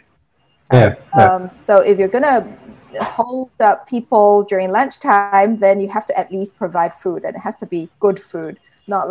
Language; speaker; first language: English; native; English